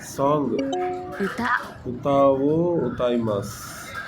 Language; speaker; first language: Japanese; non-native, learner; Tamil